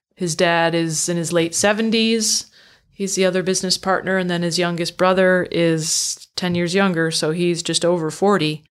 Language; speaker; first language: English; native; English